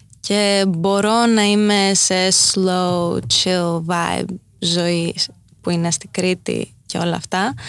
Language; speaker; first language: Greek; early bilingual, heritage; Greek